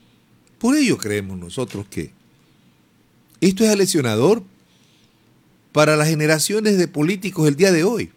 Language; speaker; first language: Spanish; native; Spanish